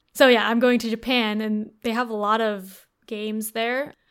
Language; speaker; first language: English; native; English